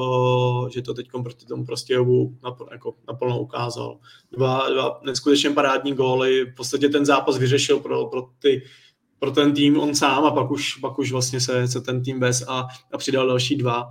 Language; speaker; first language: Czech; native; Czech